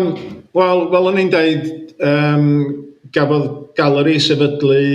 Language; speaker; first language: Welsh; native; Welsh